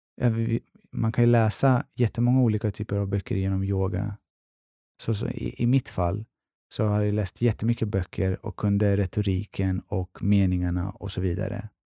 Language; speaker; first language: Swedish; early bilingual, other home language; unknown